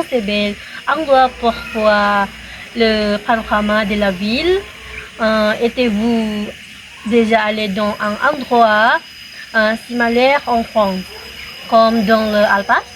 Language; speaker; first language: French; non-native, learner; Indonesian